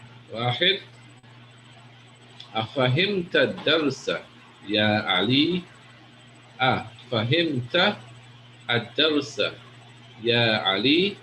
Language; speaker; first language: Arabic; non-native, fluent; English